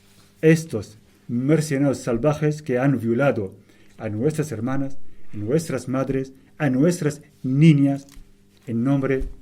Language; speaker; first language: Spanish; non-native, fluent; Arabic